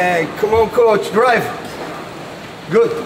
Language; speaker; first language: English; non-native, learner; Portuguese